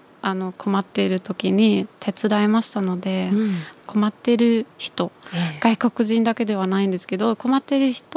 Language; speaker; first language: Japanese; non-native, fluent; German